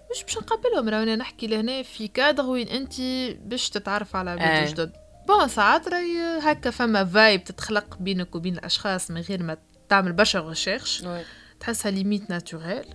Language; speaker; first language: Arabic; native; Arabic